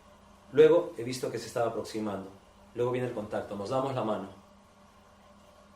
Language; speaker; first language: Spanish; native; Spanish